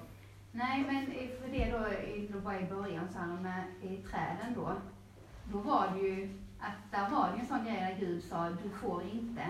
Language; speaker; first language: Swedish; native; Swedish